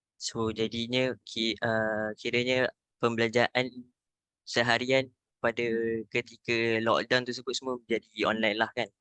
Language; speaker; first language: Malay; native; Malay